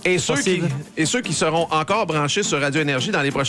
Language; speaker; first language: French; native; French